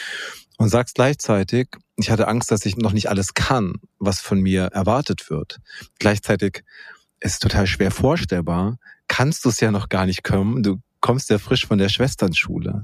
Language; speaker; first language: German; native; German